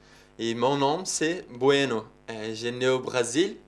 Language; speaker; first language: French; non-native, learner; Portuguese